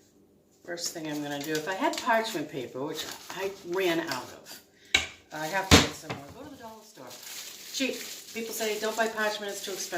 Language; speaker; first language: English; native; English